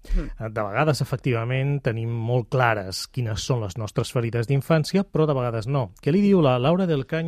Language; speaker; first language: Catalan; native; Catalan